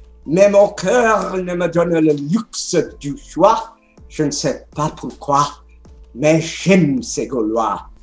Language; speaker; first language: French; non-native, fluent; English